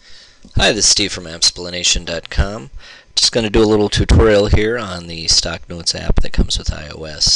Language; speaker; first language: English; native; English